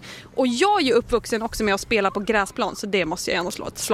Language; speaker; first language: Swedish; native; Swedish